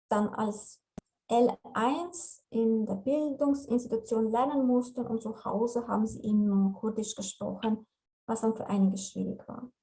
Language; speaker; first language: German; non-native, fluent; Slovenian